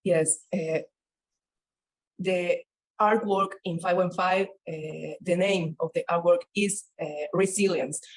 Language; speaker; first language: English; non-native, learner; Spanish